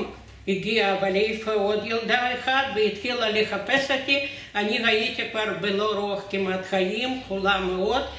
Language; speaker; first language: Hebrew; non-native, fluent; Russian